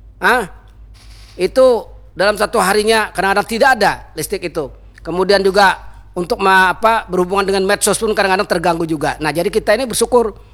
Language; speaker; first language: Malay; non-native, local second language; Banjar